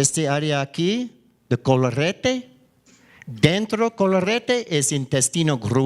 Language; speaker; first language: Spanish; non-native, learner; English